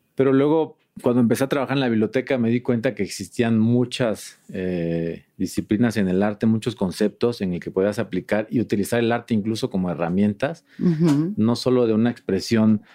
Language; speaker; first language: Spanish; native; Spanish